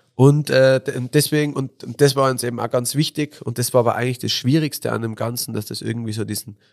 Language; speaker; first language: German; native; German